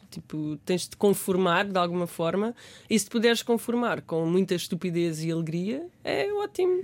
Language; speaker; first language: Portuguese; native; Portuguese